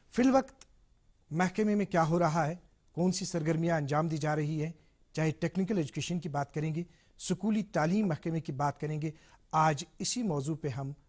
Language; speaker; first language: Urdu; non-native, local second language; Kashmiri